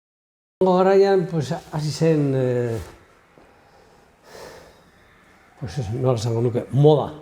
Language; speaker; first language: Basque; non-native, local second language; Spanish